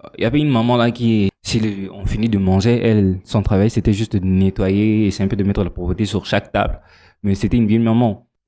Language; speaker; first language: French; non-native, local second language; Lingala